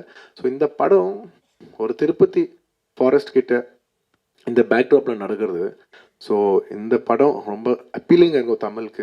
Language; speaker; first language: Tamil; non-native, local second language; Telugu